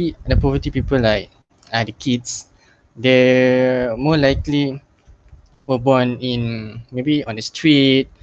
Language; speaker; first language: English; non-native, local second language; Malay